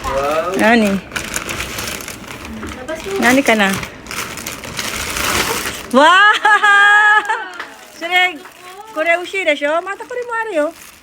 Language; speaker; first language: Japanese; non-native, fluent; Filipino